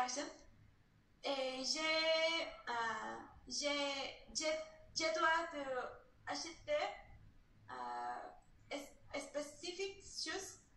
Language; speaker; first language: French; non-native, learner; Spanish